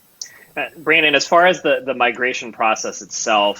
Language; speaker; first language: English; native; English